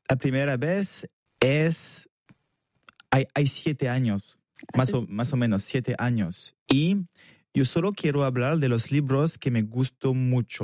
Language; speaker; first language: Spanish; non-native, learner; French